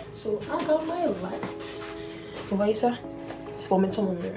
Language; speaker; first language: French; native; French